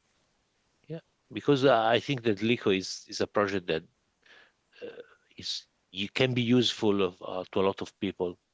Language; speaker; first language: English; non-native, learner; Italian